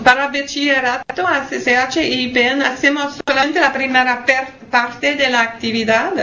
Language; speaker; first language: Spanish; non-native, fluent; French